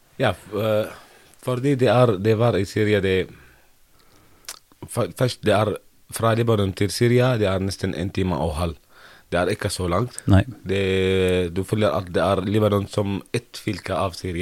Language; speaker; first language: Norwegian; non-native, learner; Arabic